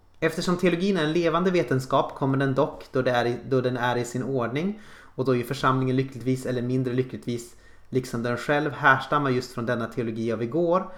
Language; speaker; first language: Swedish; native; Swedish